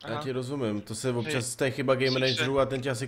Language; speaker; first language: Czech; native; Czech